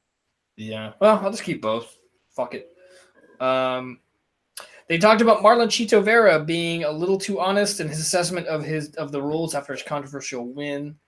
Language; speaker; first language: English; native; English